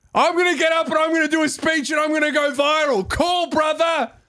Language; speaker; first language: English; native; English